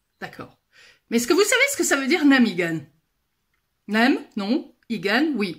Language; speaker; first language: French; native; French